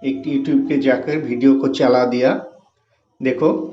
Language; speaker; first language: Hindi; non-native, local second language; Bangla